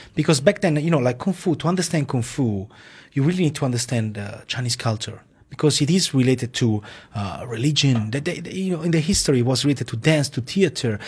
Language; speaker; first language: English; non-native, fluent; Italian